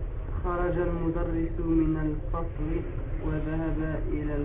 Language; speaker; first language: Arabic; non-native, learner; French